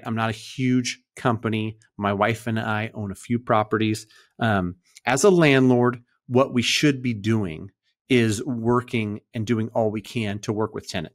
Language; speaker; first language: English; native; English